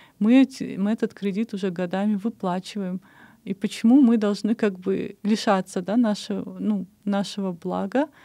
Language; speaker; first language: Russian; non-native, local second language; Kyrgyz